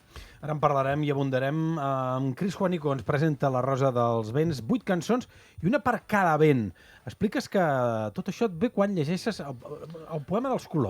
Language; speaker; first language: Catalan; native; Catalan